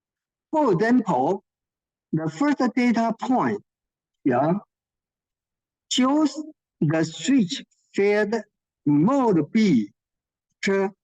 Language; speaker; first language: English; non-native, fluent; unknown